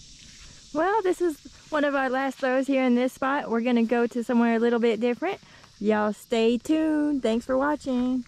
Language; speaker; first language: English; native; English